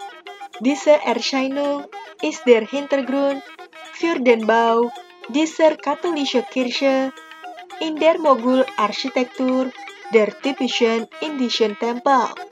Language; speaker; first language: German; non-native, fluent; Indonesian